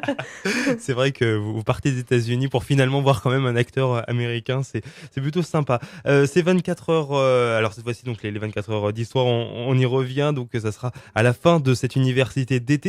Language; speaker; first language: French; native; French